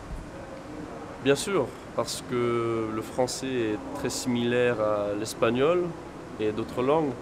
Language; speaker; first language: French; non-native, fluent; English